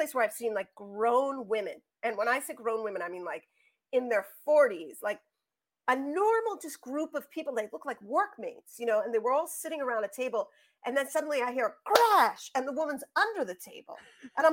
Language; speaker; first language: English; native; English